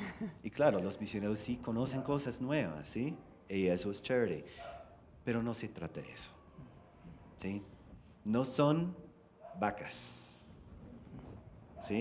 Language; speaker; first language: Spanish; non-native, fluent; English